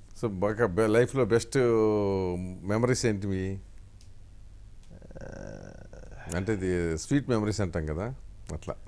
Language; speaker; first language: Telugu; native; Telugu